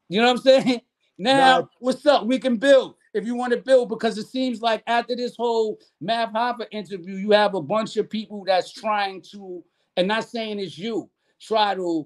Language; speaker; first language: English; native; English